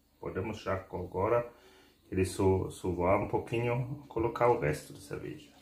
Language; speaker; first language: Portuguese; non-native, fluent; German